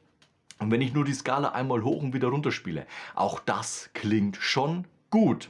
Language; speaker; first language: German; native; German